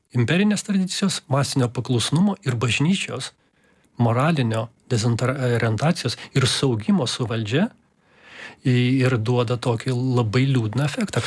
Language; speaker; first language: Lithuanian; non-native, local second language; Russian